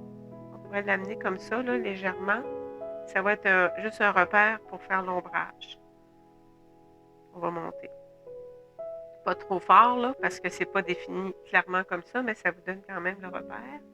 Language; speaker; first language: French; native; French